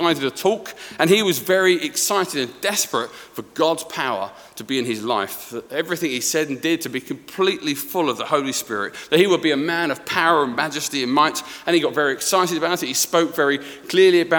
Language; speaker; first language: English; native; English